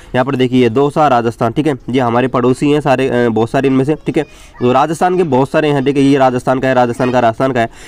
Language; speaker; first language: Hindi; native; Hindi